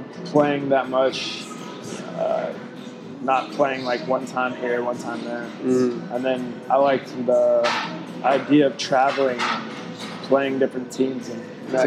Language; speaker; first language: English; native; English